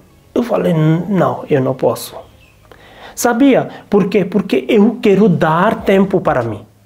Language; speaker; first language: Portuguese; non-native, learner; Hindi